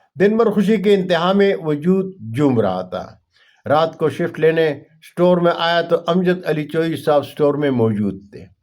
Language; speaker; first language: Urdu; non-native, local second language; Punjabi